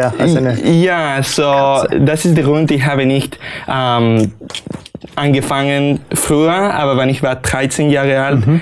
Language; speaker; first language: German; non-native, learner; Spanish